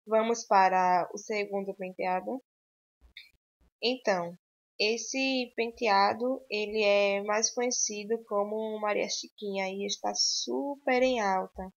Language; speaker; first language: Portuguese; native; Portuguese